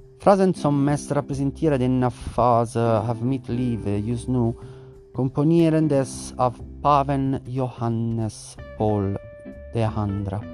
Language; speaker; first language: Swedish; non-native, learner; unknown